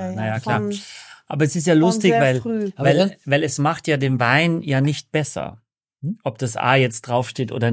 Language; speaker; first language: German; native; German